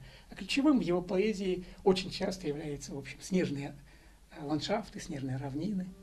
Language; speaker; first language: Russian; native; Russian